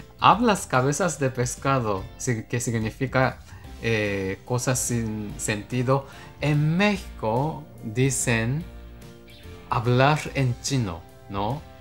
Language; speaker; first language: Spanish; non-native, fluent; Japanese